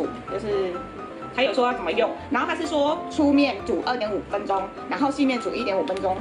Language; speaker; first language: Chinese; native; Chinese